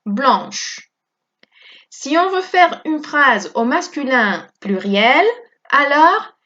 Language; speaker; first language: French; non-native, fluent; Spanish